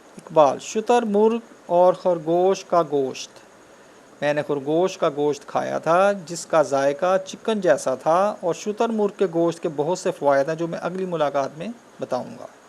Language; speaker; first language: Urdu; native; Urdu